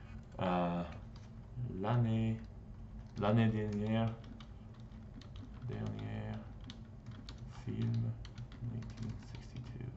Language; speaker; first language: French; non-native, learner; English